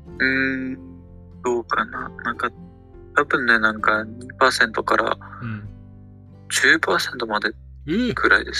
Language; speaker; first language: Japanese; non-native, learner; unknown